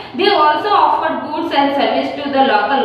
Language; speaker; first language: English; non-native, local second language; Hindi